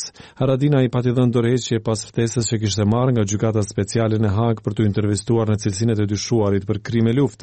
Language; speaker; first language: Albanian; native; Albanian